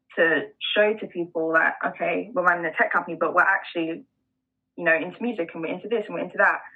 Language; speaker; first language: English; native; English